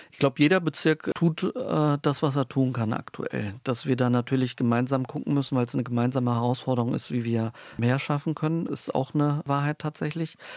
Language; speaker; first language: German; early bilingual, other home language; Turkish